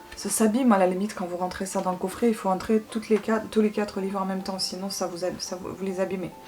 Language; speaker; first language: French; non-native, fluent; Russian